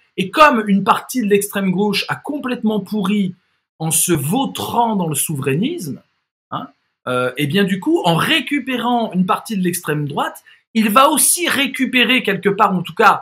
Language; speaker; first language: French; native; French